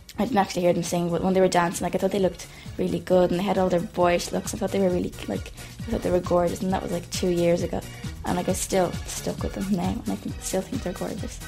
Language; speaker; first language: English; native; English